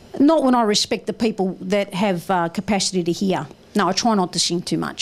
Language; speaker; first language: English; early bilingual, other home language; Greek